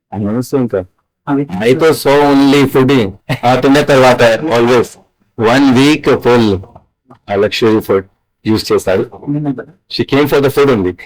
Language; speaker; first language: Telugu; non-native, learner; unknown